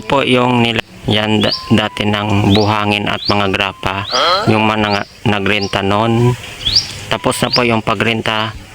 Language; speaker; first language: Filipino; non-native, local second language; Bikol